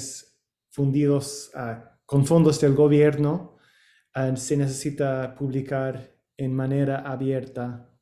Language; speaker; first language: Spanish; non-native, learner; English